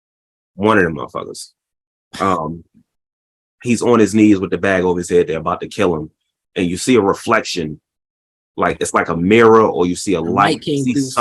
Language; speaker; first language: English; native; English